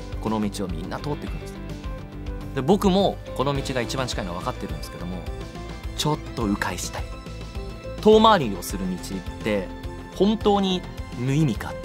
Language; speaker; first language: Japanese; early bilingual, heritage; Japanese